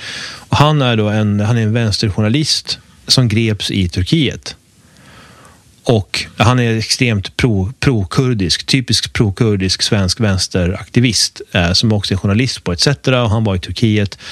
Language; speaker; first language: Swedish; native; Swedish